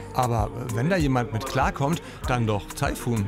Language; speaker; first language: German; native; German